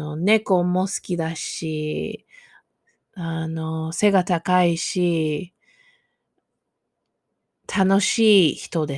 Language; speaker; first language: Japanese; non-native, fluent; English